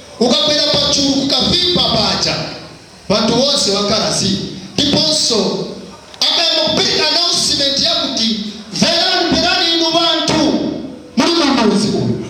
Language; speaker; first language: Nyanja; non-native, local second language; Tumbuka